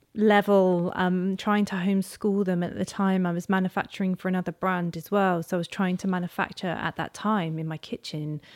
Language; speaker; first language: English; native; English